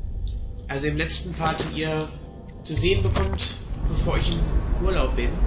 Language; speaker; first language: German; native; German